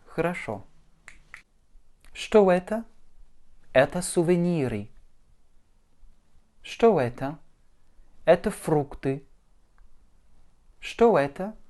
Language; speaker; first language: Russian; non-native, fluent; French